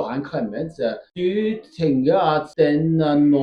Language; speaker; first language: Norwegian; non-native, learner; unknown